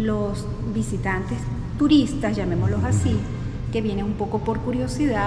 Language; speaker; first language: Spanish; native; Spanish